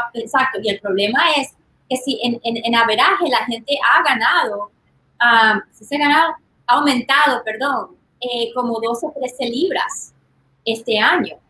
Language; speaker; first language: Spanish; early bilingual, heritage; Spanish